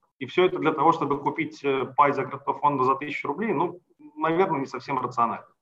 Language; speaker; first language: Russian; native; Russian